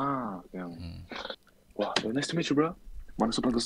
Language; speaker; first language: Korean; non-native, learner; French